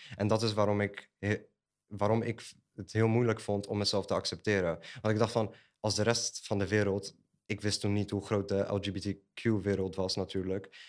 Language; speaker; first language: Dutch; early bilingual, other home language; Polish